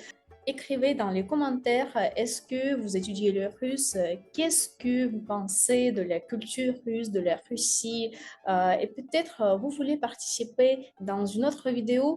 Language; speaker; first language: French; non-native, fluent; Russian